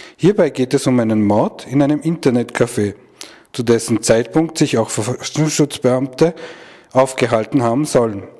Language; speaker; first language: German; native; German